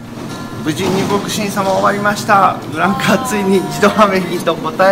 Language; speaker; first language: Japanese; native; Japanese